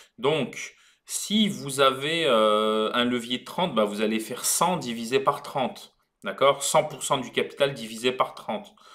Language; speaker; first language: French; native; French